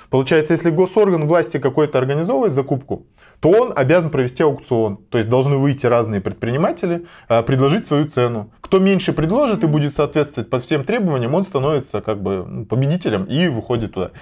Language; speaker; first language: Russian; native; Russian